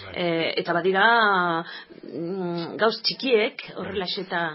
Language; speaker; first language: Basque; non-native, local second language; Spanish